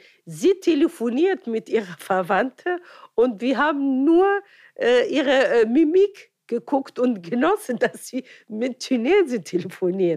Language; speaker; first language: German; non-native, fluent; Arabic